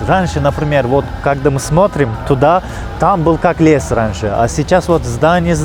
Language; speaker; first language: Russian; non-native, fluent; Turkish